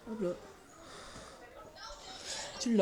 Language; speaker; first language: French; native; French